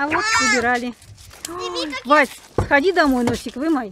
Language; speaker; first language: Russian; native; Russian